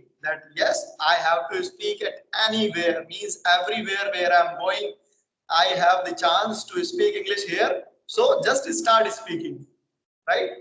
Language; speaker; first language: English; non-native, local second language; Hindi